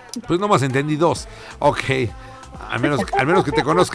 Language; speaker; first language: Spanish; native; Spanish